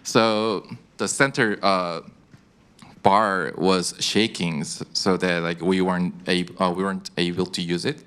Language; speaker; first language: English; non-native, fluent; Korean